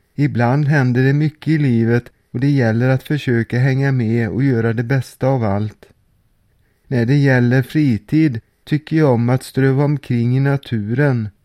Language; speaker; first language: Swedish; native; Swedish